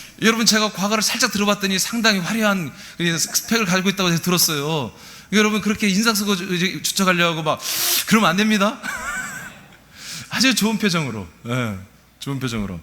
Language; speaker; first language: Korean; native; Korean